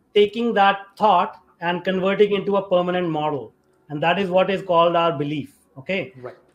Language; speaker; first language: English; non-native, local second language; Hindi